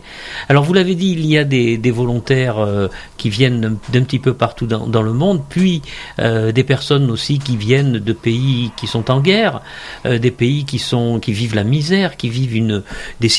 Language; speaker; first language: French; native; French